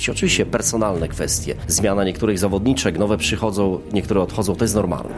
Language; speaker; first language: Polish; native; Polish